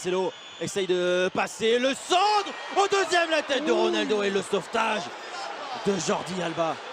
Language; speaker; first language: French; native; French